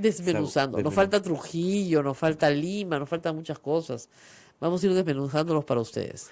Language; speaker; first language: Spanish; native; Spanish